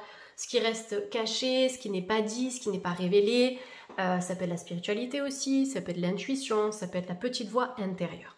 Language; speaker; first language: French; native; French